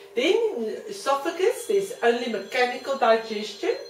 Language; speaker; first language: English; non-native, local second language; Afrikaans